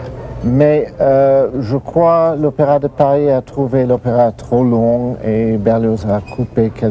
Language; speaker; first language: French; non-native, fluent; English